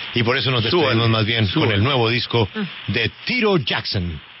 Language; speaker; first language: Spanish; native; Spanish